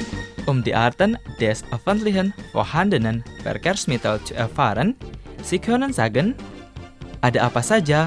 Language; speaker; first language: German; non-native, fluent; Indonesian